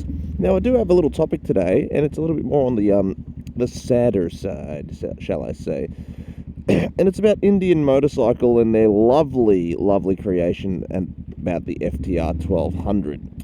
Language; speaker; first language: English; native; English